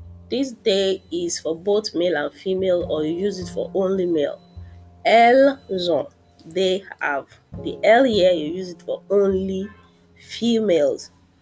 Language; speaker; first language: English; non-native, local second language; Yoruba